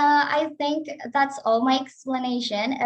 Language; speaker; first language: English; non-native, learner; Indonesian